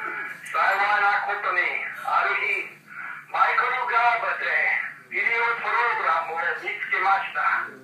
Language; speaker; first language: Japanese; non-native, learner; English